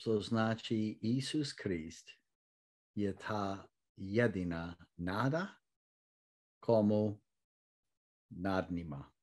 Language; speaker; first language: Croatian; early bilingual, heritage; Croatian